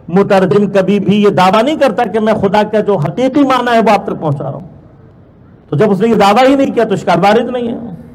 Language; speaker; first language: Urdu; native; Urdu